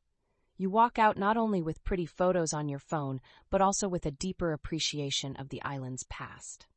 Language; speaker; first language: English; native; English